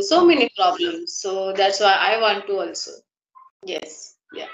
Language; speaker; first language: English; non-native, learner; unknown